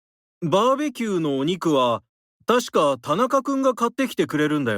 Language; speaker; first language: Japanese; non-native, learner; Indonesian